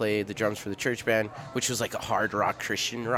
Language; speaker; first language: English; early bilingual, other home language; Spanish